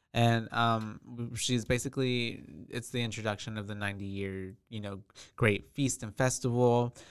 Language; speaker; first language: English; native; English